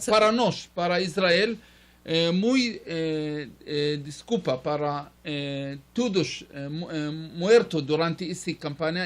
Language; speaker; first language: Spanish; non-native, learner; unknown